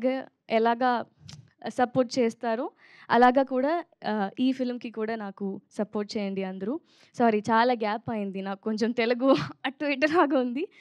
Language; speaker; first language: Telugu; non-native, local second language; Tamil